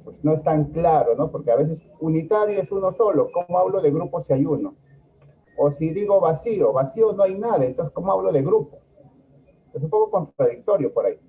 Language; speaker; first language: Spanish; native; Spanish